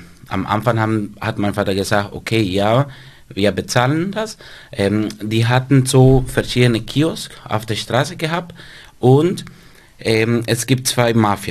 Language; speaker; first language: German; non-native, fluent; Spanish